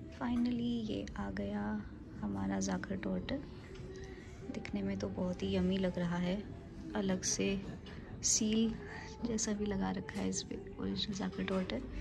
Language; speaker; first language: Hindi; native; Hindi